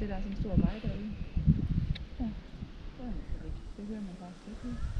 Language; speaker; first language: Danish; native; Danish